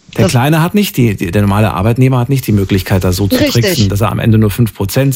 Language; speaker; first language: German; native; German